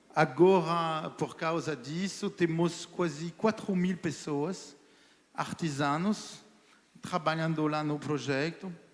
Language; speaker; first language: Portuguese; non-native, fluent; French